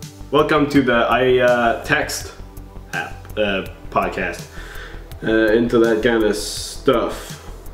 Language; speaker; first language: English; native; English